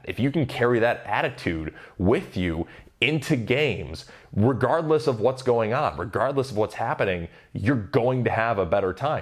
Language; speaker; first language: English; native; English